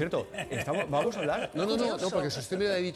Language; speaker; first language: Spanish; native; Spanish